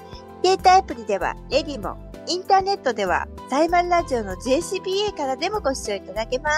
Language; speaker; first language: Japanese; native; Japanese